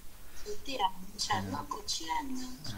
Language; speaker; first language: Chinese; non-native, learner; Vietnamese